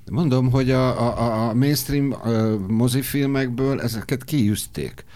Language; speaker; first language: Hungarian; native; Hungarian